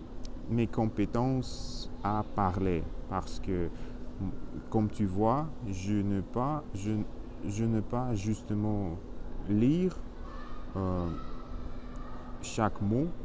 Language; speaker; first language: French; non-native, learner; Spanish